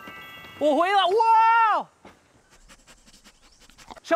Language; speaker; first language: Chinese; non-native, fluent; English